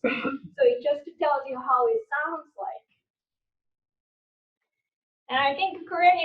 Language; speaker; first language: English; non-native, fluent; Korean